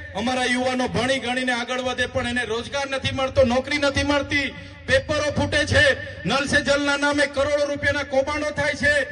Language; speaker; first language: Gujarati; non-native, local second language; Vasavi